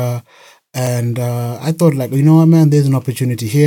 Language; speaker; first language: English; non-native, local second language; Shona